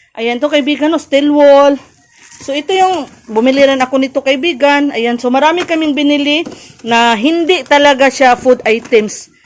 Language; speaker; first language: Filipino; non-native, local second language; Cebuano